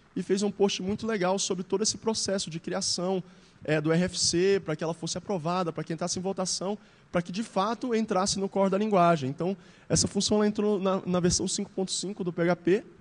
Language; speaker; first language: Portuguese; native; Portuguese